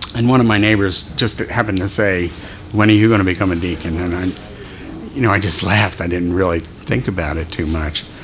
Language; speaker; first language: English; native; English